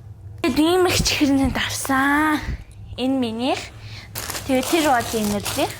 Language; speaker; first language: Mongolian; early bilingual, heritage; Mongolian